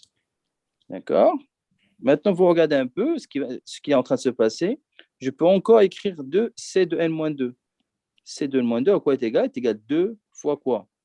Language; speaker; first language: French; native; French